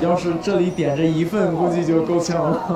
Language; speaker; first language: Chinese; non-native, fluent; English